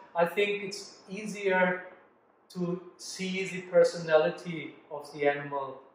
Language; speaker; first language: English; non-native, fluent; German